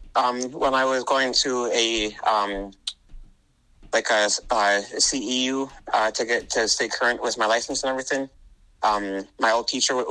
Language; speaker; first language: English; native; English